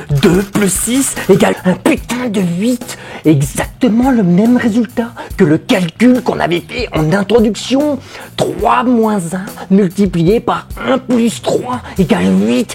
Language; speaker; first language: French; native; French